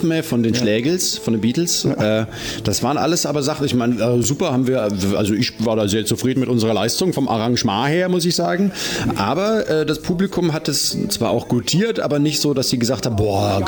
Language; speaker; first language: German; native; German